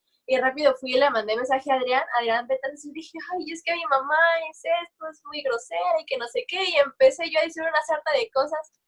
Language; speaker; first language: Spanish; native; Spanish